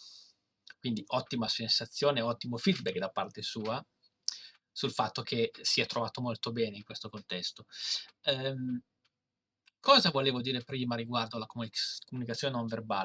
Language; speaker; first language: Italian; native; Italian